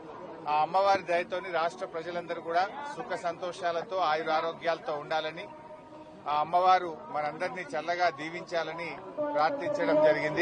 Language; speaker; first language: Telugu; native; Telugu